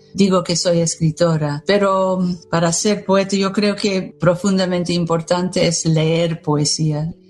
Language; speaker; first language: Spanish; non-native, fluent; English